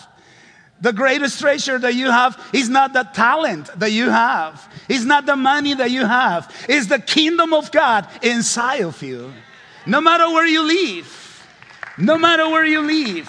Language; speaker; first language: English; non-native, fluent; Spanish